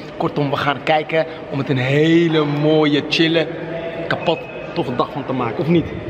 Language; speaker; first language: Dutch; early bilingual, other home language; Arabic